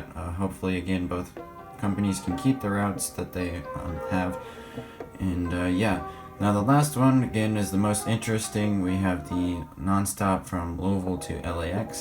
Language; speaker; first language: English; native; English